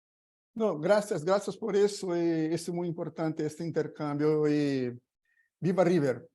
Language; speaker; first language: Spanish; non-native, learner; Portuguese